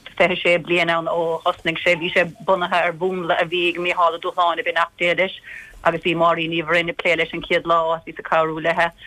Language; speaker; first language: Irish; native; Irish